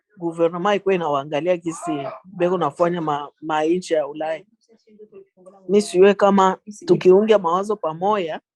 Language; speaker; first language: Swahili; native; Swahili